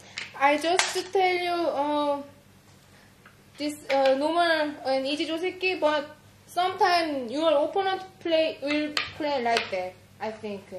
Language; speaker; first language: English; non-native, learner; Korean